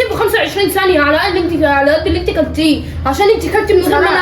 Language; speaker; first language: Arabic; native; Arabic